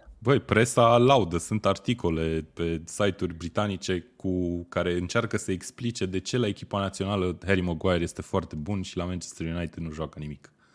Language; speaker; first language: Romanian; native; Romanian